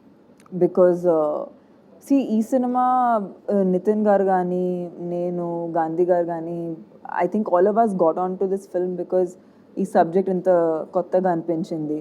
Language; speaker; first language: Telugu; non-native, fluent; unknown